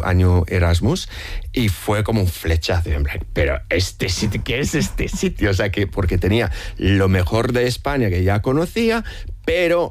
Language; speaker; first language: Spanish; non-native, fluent; English